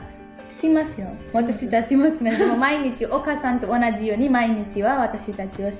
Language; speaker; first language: Japanese; non-native, learner; Nepali